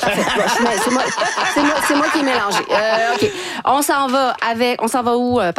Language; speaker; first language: French; native; French